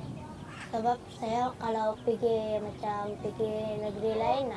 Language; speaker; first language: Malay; non-native, local second language; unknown